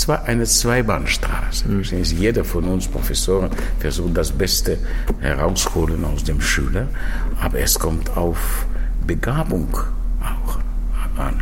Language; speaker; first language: German; non-native, fluent; Russian